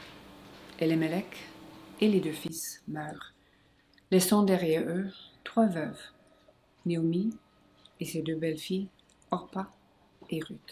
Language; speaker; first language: French; non-native, local second language; English